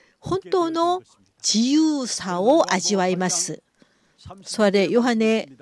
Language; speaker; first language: Japanese; non-native, fluent; Korean